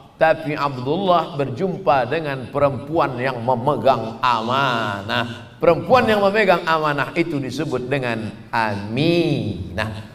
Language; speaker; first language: Malay; native; Malay